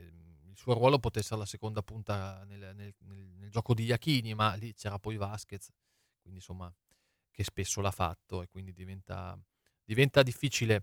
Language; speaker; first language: Italian; native; Italian